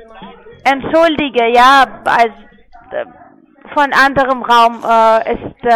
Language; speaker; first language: German; non-native, learner; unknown